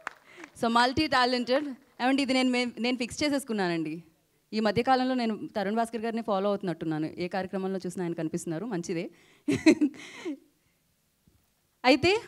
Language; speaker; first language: Telugu; native; Telugu